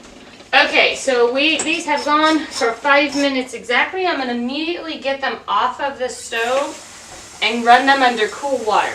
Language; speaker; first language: English; native; English